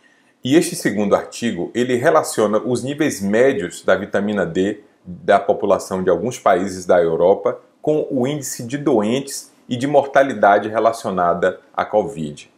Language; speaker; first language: Portuguese; native; Portuguese